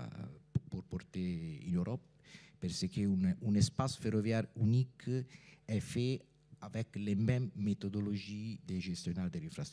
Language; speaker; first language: French; non-native, fluent; Italian